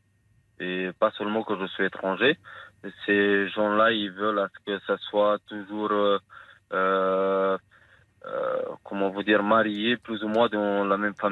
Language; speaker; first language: French; non-native, fluent; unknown